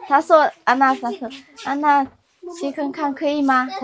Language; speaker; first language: Chinese; non-native, learner; Lao